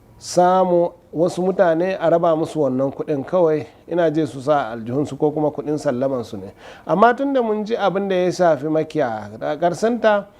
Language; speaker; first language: Hausa; non-native, local second language; Fula